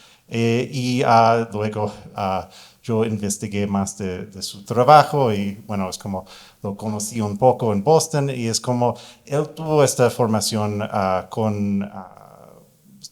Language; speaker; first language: Spanish; non-native, fluent; English